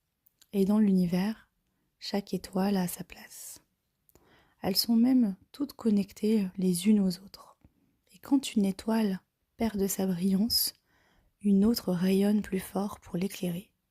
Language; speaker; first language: French; native; French